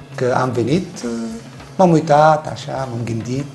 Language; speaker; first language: Romanian; non-native, fluent; Arabic